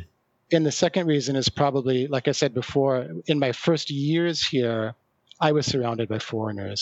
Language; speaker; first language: English; native; English